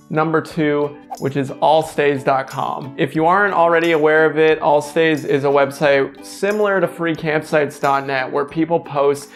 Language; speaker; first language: English; native; English